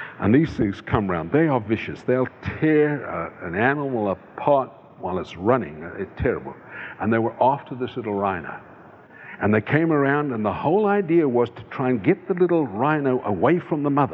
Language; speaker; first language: English; native; English